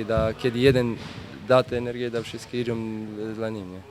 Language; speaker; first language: Polish; non-native, learner; Croatian